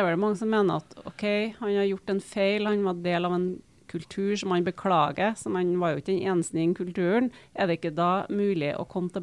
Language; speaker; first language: Norwegian; native; Norwegian